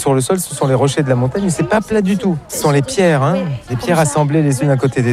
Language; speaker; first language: French; native; French